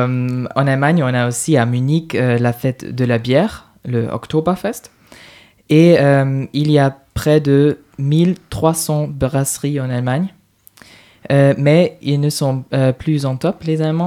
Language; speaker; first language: French; non-native, fluent; German